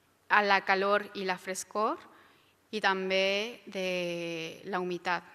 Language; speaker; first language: Catalan; non-native, local second language; Spanish